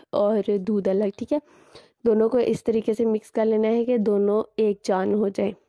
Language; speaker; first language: Hindi; native; Hindi